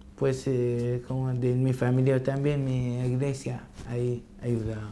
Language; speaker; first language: Spanish; non-native, learner; Arabic